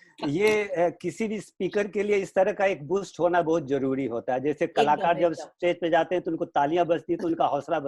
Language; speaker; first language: Hindi; native; Hindi